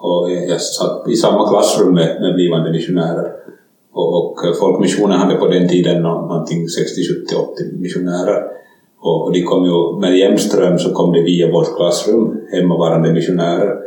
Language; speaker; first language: Swedish; native; Swedish